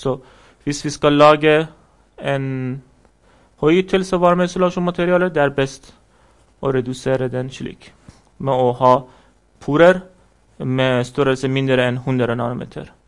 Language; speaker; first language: Norwegian; non-native, fluent; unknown